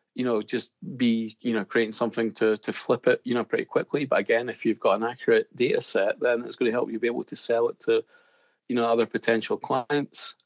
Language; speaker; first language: English; native; English